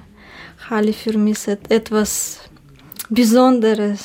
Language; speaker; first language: German; non-native, learner; Russian